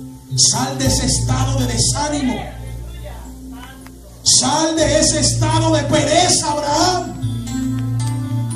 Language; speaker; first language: Spanish; native; Spanish